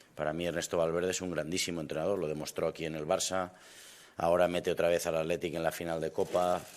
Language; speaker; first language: Spanish; native; Spanish